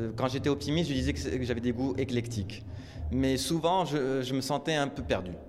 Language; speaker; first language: French; non-native, local second language; Arabic